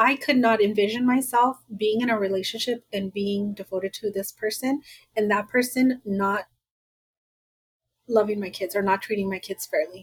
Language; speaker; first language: English; early bilingual, other home language; Spanish